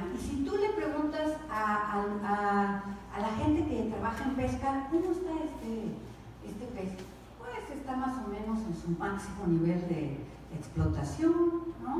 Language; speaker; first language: Spanish; native; Spanish